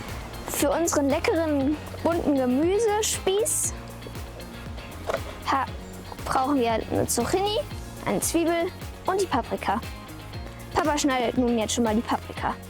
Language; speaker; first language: German; native; German